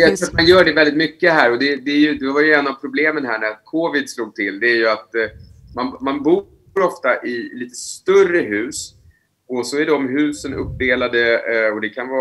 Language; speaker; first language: Swedish; native; Swedish